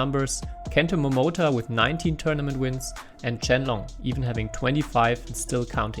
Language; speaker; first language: English; non-native, fluent; German